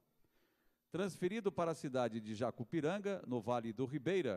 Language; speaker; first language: Portuguese; native; Portuguese